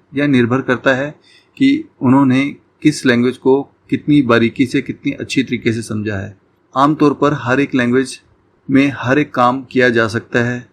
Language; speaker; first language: Hindi; native; Hindi